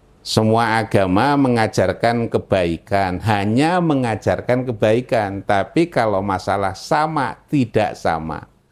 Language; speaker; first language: Indonesian; non-native, local second language; Javanese